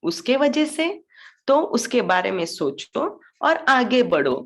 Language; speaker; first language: Hindi; non-native, local second language; Marathi